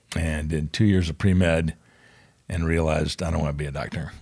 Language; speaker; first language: English; native; English